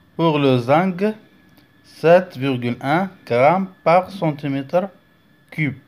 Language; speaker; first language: French; non-native, local second language; Arabic